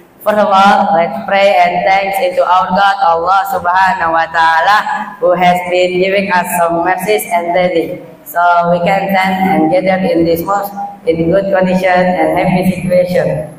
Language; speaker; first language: English; non-native, learner; Indonesian